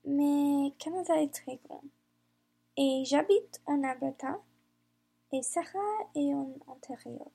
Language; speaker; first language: French; non-native, learner; English